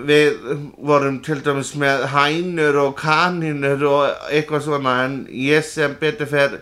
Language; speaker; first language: Icelandic; non-native, fluent; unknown